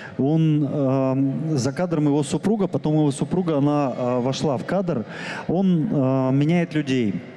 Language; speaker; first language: Russian; native; Russian